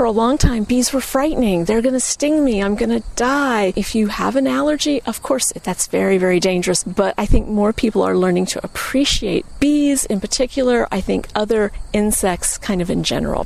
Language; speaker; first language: English; native; English